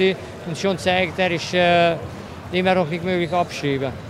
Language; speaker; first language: German; non-native, learner; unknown